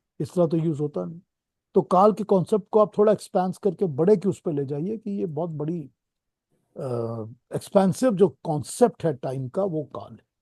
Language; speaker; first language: Hindi; native; Hindi